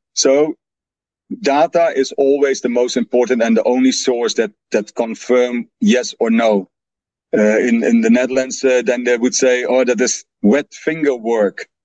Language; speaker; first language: English; non-native, fluent; Dutch